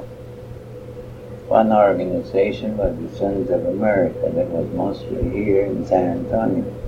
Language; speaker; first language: English; early bilingual, other home language; Spanish